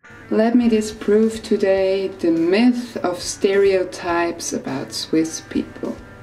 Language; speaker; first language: English; non-native, fluent; Swiss German